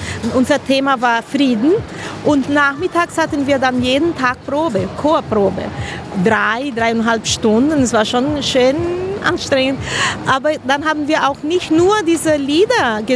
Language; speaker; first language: German; non-native, fluent; Spanish